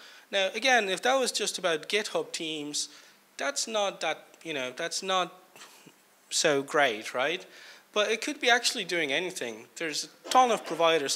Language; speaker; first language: English; non-native, fluent; Polish